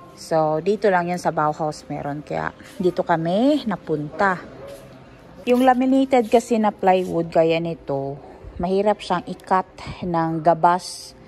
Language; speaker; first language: Filipino; non-native, local second language; Cebuano